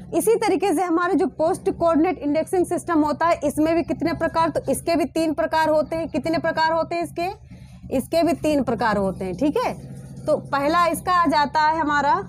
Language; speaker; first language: Hindi; native; Hindi